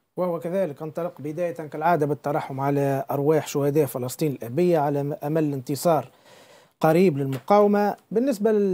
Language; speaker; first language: Arabic; native; Arabic